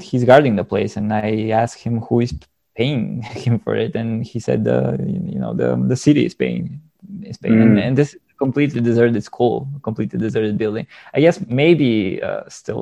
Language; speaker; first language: English; non-native, fluent; Bulgarian